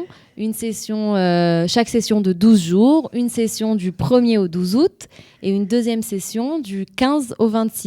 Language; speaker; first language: French; native; French